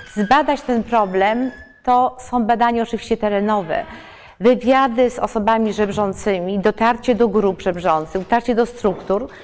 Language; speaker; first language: Polish; native; Polish